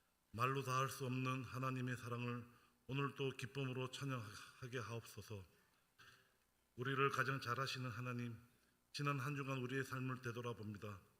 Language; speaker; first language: Korean; native; Korean